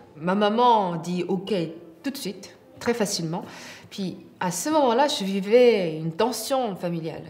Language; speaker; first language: French; non-native, fluent; Korean